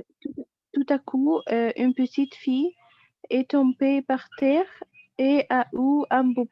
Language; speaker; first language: French; non-native, learner; Arabic